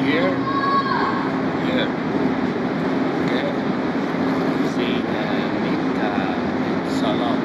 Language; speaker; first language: English; non-native, learner; Arabic